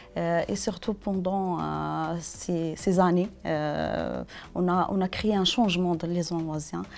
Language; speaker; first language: French; non-native, local second language; Arabic